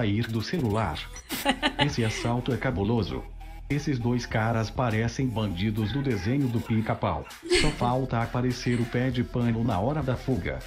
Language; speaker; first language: Portuguese; native; Portuguese